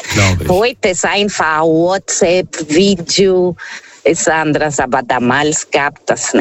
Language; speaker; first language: German; non-native, fluent; Portuguese